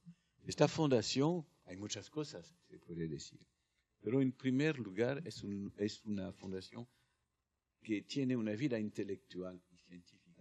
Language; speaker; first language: Spanish; non-native, learner; French